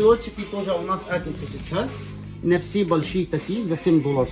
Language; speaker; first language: Russian; non-native, learner; Arabic